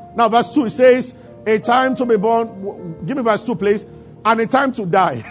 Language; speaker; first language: English; non-native, local second language; Yoruba